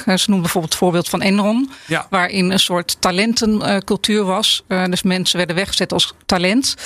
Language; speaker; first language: Dutch; native; Dutch